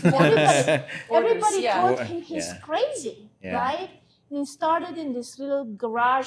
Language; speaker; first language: English; non-native, fluent; Hungarian